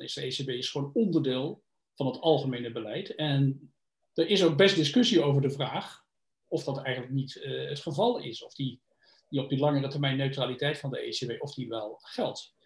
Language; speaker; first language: Dutch; native; Dutch